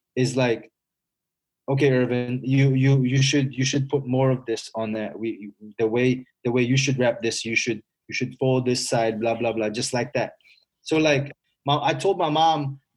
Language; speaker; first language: English; non-native, local second language; Filipino